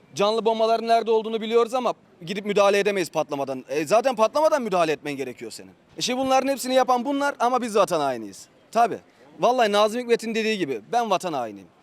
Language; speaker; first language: Turkish; native; Turkish